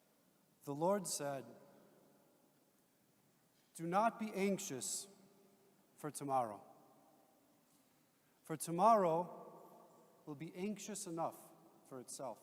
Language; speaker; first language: English; native; English